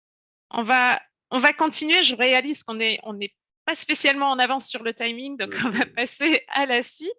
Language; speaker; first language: French; native; French